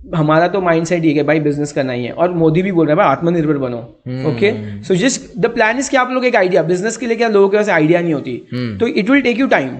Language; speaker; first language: Hindi; native; Hindi